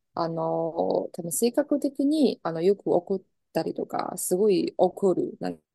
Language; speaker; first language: Japanese; non-native, fluent; Chinese